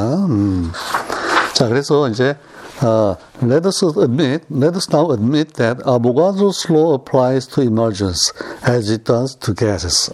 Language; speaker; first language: English; non-native, fluent; Korean